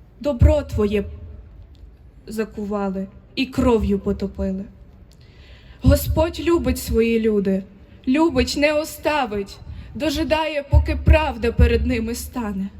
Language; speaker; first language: Ukrainian; native; Ukrainian